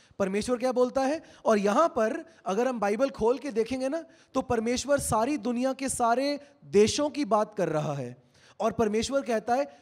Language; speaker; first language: Hindi; native; Hindi